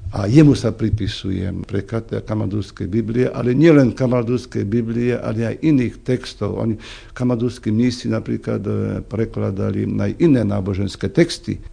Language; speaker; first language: Slovak; native; Slovak